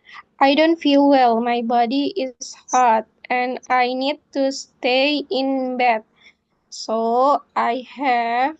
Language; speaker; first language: English; non-native, fluent; Indonesian